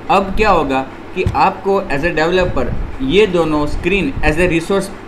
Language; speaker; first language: Hindi; non-native, local second language; Gujarati